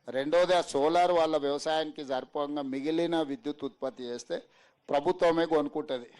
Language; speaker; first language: Telugu; native; Telugu